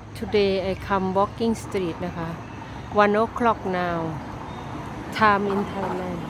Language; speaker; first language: English; non-native, learner; Thai